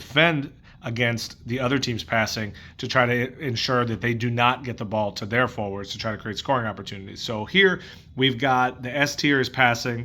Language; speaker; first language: English; native; English